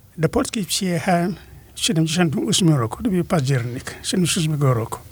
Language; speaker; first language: Polish; non-native, fluent; Fula